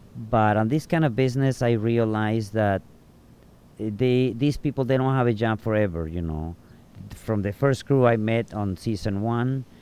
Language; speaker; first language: English; non-native, fluent; Spanish